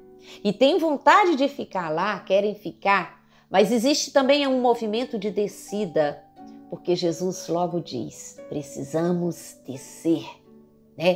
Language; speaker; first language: Portuguese; native; Portuguese